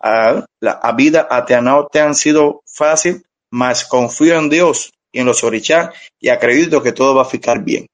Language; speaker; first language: Portuguese; non-native, learner; Spanish